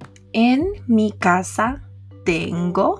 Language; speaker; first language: Spanish; non-native, fluent; English